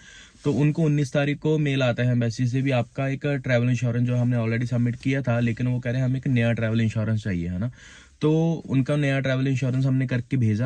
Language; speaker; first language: Hindi; native; Hindi